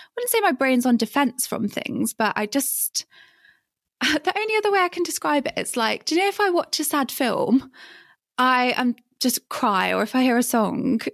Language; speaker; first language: English; native; English